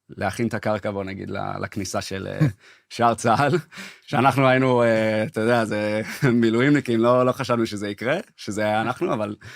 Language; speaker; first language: Hebrew; early bilingual, heritage; English